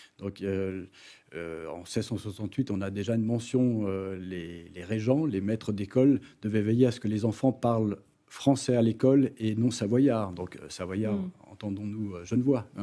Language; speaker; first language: French; native; French